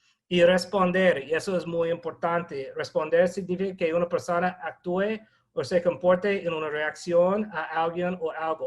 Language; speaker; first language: Spanish; non-native, fluent; English